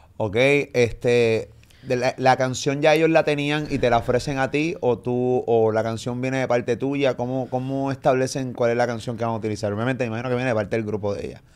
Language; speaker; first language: Spanish; native; Spanish